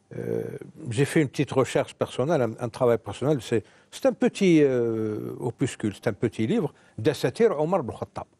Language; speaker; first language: French; non-native, local second language; Arabic